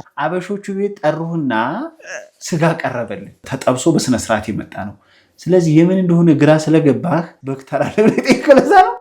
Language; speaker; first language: Amharic; native; Amharic